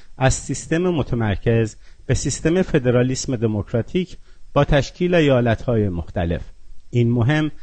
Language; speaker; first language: Persian; non-native, local second language; Azerbaijani